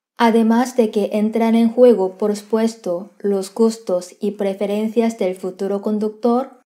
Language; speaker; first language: Spanish; non-native, fluent; Korean